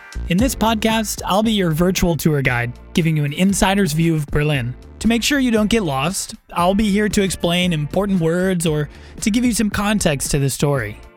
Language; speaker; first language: English; native; English